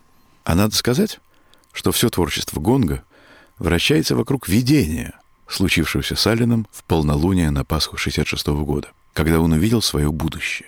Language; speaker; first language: Russian; native; Russian